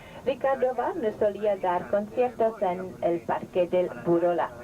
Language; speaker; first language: Spanish; non-native, fluent; German